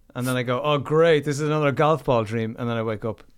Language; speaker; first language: English; native; English